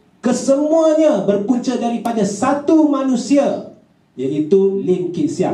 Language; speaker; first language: Malay; native; Malay